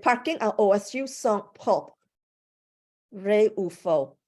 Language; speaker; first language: French; non-native, fluent; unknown